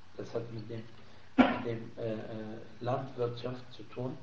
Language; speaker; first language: German; non-native, fluent; Arabic